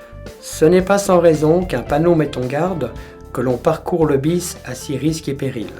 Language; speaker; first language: French; native; French